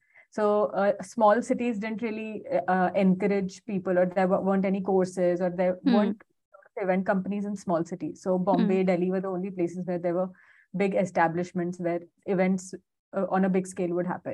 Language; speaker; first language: English; non-native, local second language; Hindi